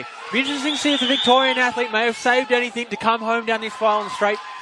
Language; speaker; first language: English; native; English